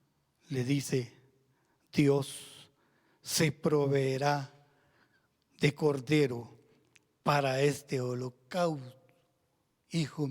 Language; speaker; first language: Spanish; native; Spanish